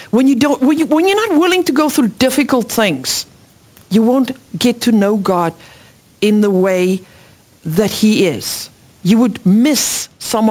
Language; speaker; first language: English; non-native, local second language; Afrikaans